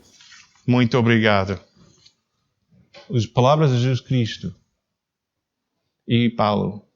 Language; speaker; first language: Portuguese; non-native, learner; English